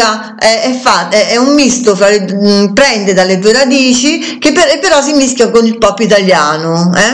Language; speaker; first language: Italian; native; Italian